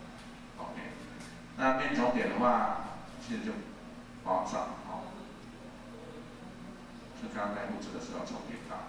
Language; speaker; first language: Chinese; native; Chinese